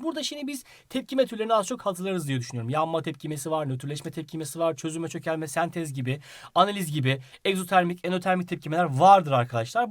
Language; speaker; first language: Turkish; native; Turkish